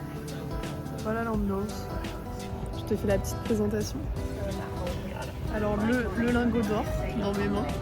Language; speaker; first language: French; native; French